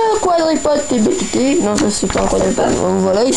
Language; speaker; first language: French; native; French